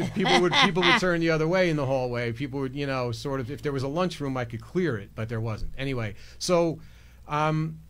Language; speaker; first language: English; native; English